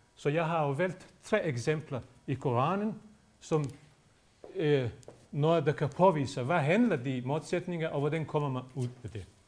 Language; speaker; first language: Danish; non-native, fluent; Bosnian